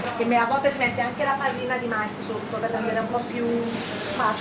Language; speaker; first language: Italian; native; Italian